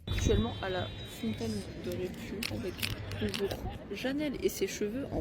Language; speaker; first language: French; native; French